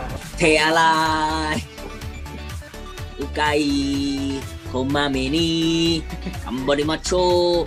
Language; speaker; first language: Japanese; non-native, learner; Thai